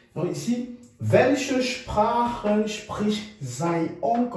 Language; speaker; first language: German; non-native, fluent; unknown